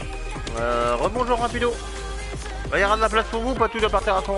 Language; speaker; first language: French; native; French